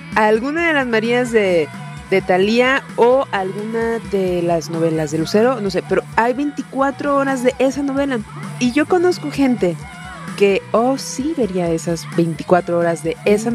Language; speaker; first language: Spanish; native; Spanish